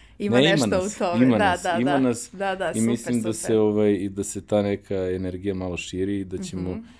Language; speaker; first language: Serbian; native; Serbian